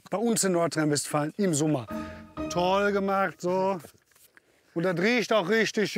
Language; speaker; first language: German; native; German